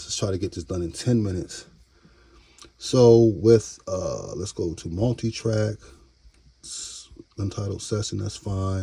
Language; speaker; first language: English; native; English